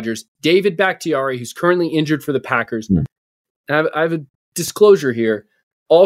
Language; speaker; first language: English; native; English